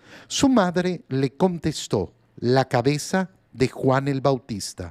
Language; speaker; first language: Spanish; native; Spanish